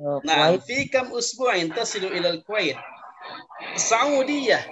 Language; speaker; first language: Arabic; non-native, fluent; Indonesian